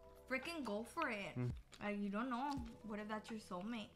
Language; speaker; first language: English; early bilingual, other home language; Spanish